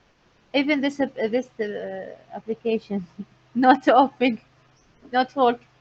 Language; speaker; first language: English; non-native, learner; Arabic